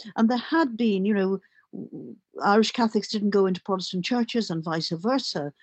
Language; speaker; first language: English; native; English